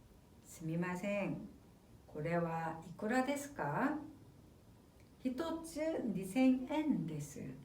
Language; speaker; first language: Japanese; non-native, fluent; Korean